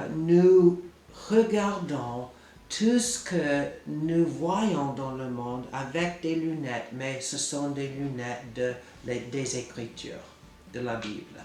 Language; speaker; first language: French; non-native, fluent; English